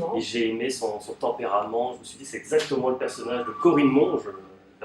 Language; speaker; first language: French; native; French